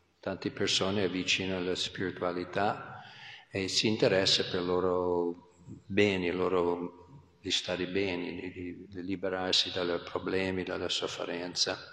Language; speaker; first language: Italian; non-native, fluent; English